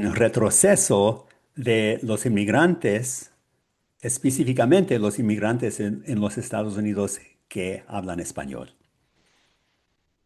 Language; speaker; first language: Spanish; non-native, learner; English